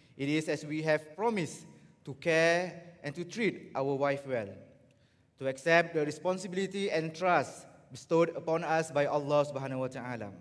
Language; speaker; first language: English; non-native, local second language; Malay